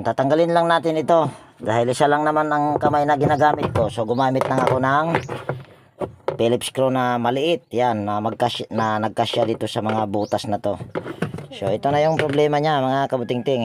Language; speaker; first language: Filipino; native; Filipino